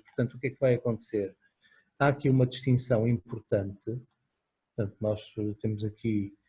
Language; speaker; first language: Portuguese; native; Portuguese